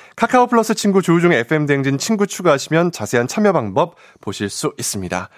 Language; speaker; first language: Korean; native; Korean